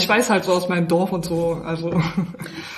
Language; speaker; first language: German; native; German